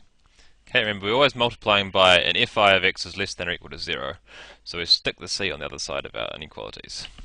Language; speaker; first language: English; native; English